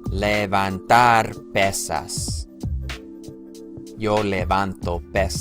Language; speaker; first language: Spanish; non-native, fluent; English